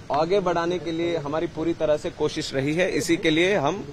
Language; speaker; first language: Hindi; non-native, local second language; Telugu